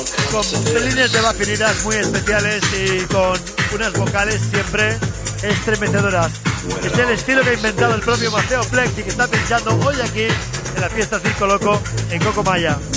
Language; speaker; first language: Spanish; native; Spanish